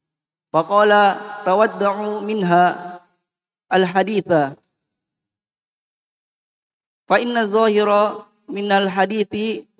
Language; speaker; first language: Arabic; non-native, learner; Indonesian